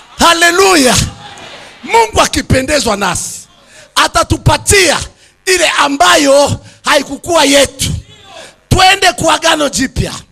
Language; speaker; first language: Swahili; native; Swahili